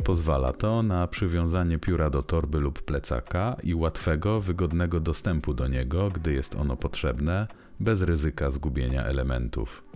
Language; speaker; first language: Polish; native; Polish